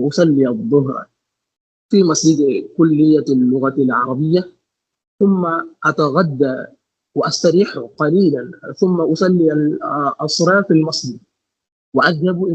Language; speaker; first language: Arabic; non-native, learner; Tamil